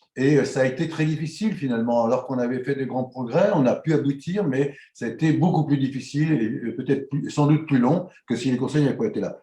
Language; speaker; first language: French; native; French